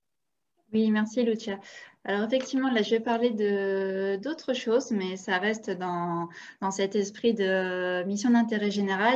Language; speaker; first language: French; native; French